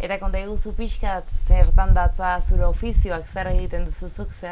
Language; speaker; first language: Basque; native; Basque